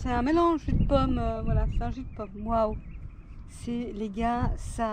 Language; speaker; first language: French; native; French